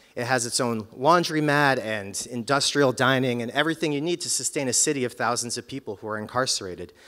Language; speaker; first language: English; native; English